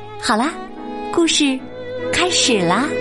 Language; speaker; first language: Chinese; native; Chinese